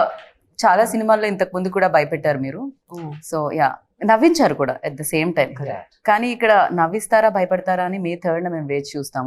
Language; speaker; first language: Telugu; native; Telugu